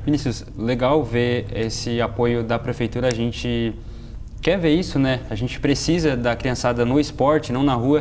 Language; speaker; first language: Portuguese; native; Portuguese